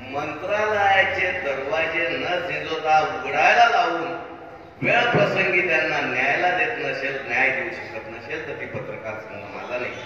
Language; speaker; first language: Marathi; native; Marathi